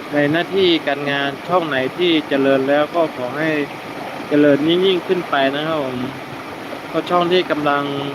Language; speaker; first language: Thai; native; Thai